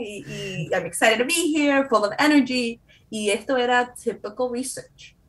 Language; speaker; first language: English; non-native, fluent; Spanish